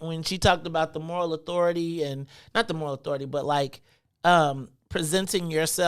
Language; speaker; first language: English; native; English